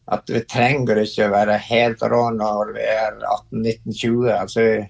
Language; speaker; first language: Norwegian; native; Norwegian